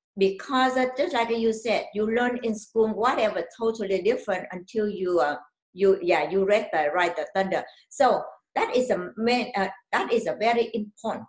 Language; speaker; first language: English; non-native, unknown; Vietnamese